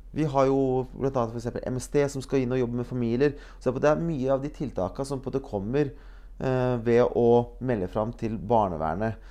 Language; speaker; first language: Norwegian; early bilingual, other home language; Bosnian